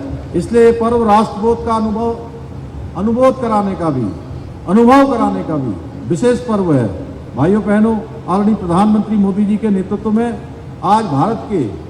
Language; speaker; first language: Hindi; native; Hindi